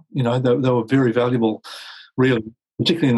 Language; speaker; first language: English; native; English